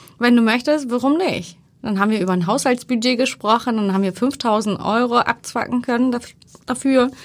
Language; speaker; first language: German; early bilingual, other home language; Turkish